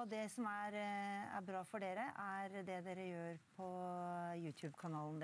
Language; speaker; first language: Norwegian; native; Norwegian